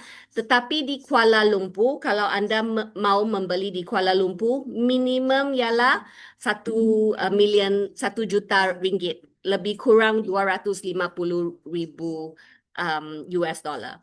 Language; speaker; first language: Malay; non-native, local second language; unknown